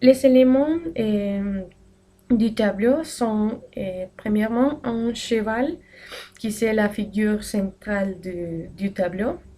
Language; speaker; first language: French; non-native, learner; Spanish